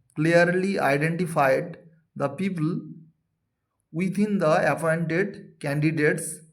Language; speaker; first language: English; non-native, local second language; Bangla